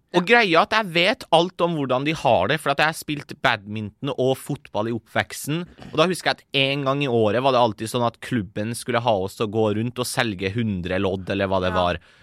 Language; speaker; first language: Norwegian; native; Norwegian